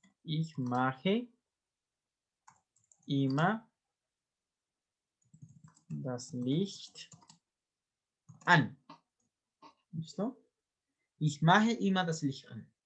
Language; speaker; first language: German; non-native, learner; Spanish